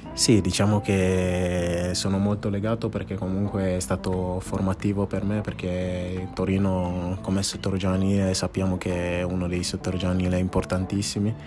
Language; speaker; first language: Italian; early bilingual, other home language; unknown